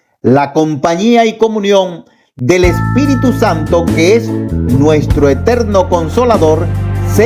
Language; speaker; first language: Spanish; native; Spanish